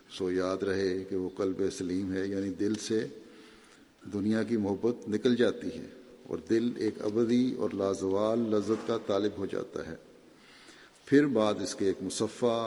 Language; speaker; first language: Urdu; native; Urdu